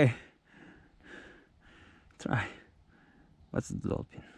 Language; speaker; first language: English; non-native, learner; Turkish